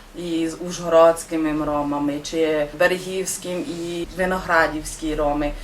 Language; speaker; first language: Ukrainian; non-native, local second language; Hungarian